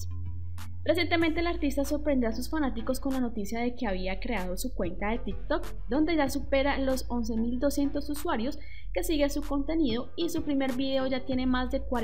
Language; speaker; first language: Spanish; native; Spanish